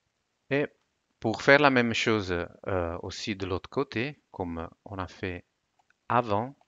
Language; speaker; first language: French; non-native, fluent; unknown